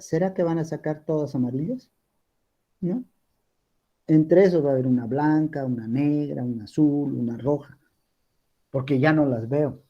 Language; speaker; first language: Spanish; native; Spanish